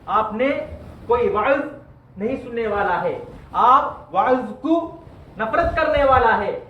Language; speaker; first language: Urdu; non-native, learner; Tamil